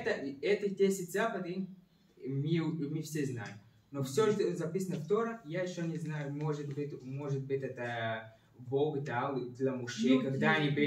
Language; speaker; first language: Russian; early bilingual, heritage; Russian